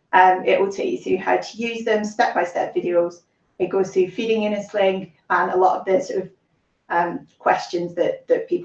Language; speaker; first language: English; native; English